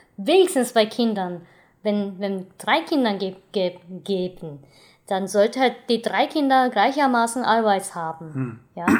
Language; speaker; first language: German; non-native, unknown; Japanese